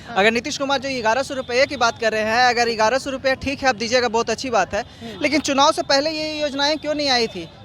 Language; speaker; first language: Hindi; native; Hindi